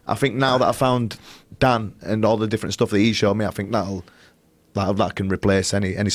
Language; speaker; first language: English; native; English